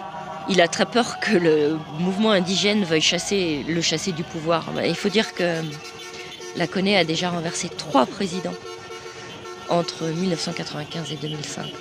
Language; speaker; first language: French; native; French